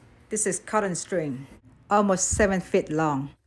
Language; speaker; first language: English; non-native, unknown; Vietnamese